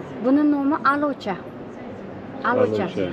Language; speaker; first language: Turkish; non-native, learner; Uzbek